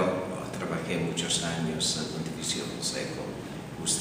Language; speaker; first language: Spanish; non-native, fluent; Italian